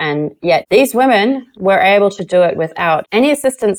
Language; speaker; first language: English; native; English